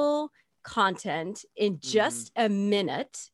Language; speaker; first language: English; non-native, fluent; Dutch